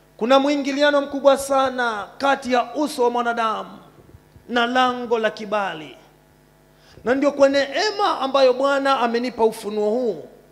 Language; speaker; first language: Swahili; non-native, fluent; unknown